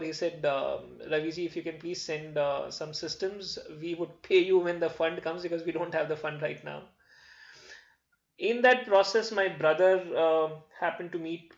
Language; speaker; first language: English; non-native, local second language; Hindi